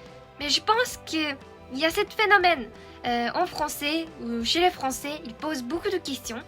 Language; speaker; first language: French; non-native, fluent; Japanese